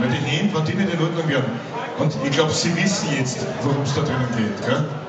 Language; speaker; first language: German; native; German